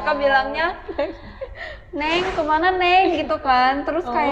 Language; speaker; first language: Indonesian; early bilingual, other home language; Korean